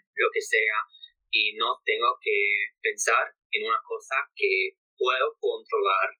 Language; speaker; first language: Spanish; non-native, learner; English